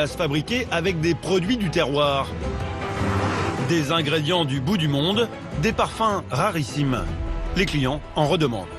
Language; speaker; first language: French; native; French